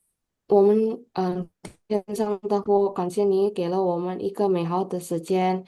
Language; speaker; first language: Chinese; non-native, learner; Indonesian